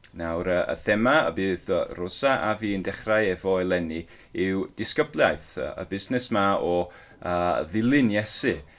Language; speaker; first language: Welsh; non-native, local second language; English